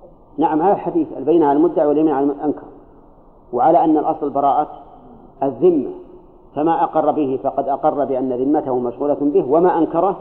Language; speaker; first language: Arabic; native; Arabic